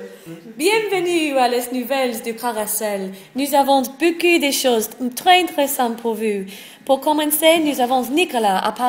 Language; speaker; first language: French; non-native, learner; English